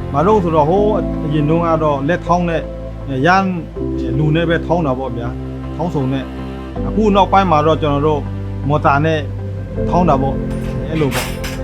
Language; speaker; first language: Burmese; non-native, local second language; Pa'o Karen